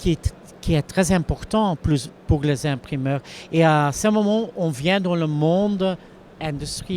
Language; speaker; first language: French; non-native, local second language; Dutch